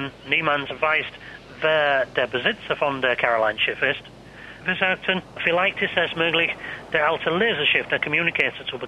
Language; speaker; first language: German; non-native, learner; English